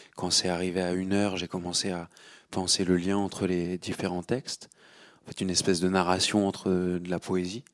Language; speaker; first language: French; native; French